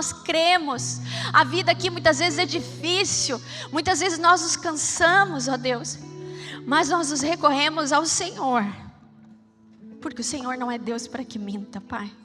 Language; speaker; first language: Portuguese; native; Portuguese